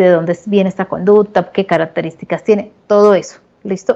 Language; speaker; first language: Spanish; native; Spanish